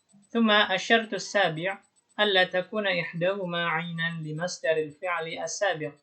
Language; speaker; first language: Arabic; non-native, learner; Indonesian